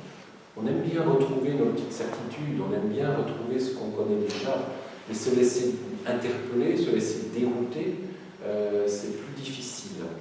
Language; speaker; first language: French; native; French